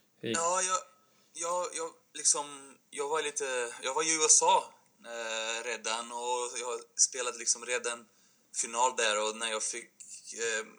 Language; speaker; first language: Swedish; non-native, fluent; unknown